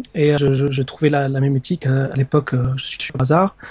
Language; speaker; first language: French; native; French